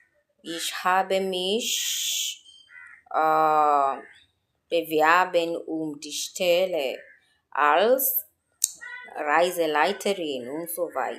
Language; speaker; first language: German; non-native, learner; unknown